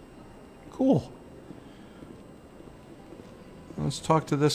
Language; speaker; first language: English; native; English